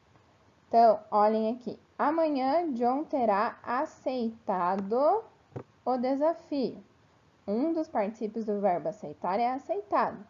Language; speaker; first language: Portuguese; native; Portuguese